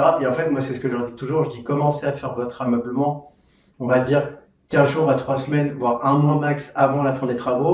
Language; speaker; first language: French; native; French